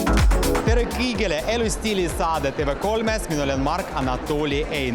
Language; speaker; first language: Estonian; non-native, local second language; Russian